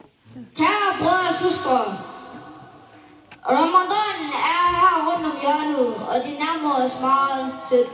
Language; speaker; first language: Danish; non-native, learner; Malay